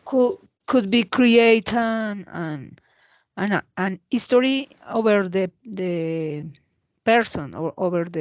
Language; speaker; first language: English; non-native, learner; Spanish